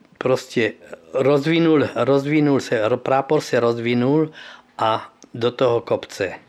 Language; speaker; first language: Czech; early bilingual, heritage; Czech